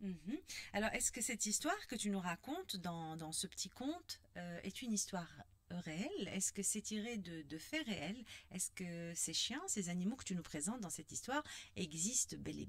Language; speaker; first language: French; non-native, local second language; Arabic